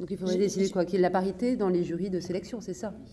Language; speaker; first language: French; native; French